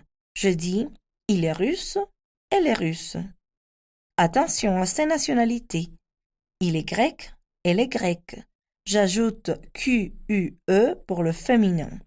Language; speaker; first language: French; non-native, fluent; Spanish